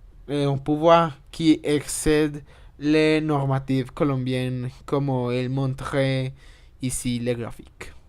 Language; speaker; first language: French; non-native, learner; Spanish